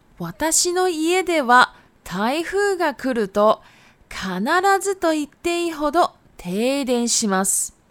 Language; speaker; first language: Japanese; native; Japanese